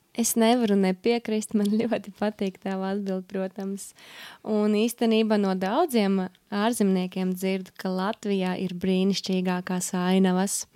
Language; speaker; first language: Latvian; native; Latvian